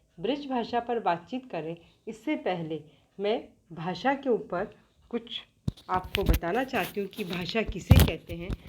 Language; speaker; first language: Hindi; native; Hindi